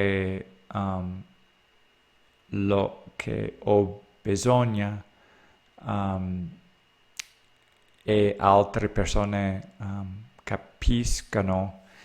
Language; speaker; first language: Italian; non-native, learner; English